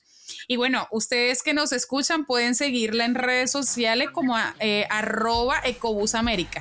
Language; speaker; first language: Spanish; native; Spanish